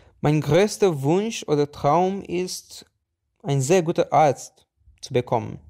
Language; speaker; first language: German; non-native, fluent; Romanian